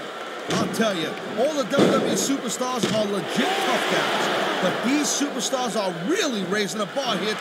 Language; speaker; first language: English; native; English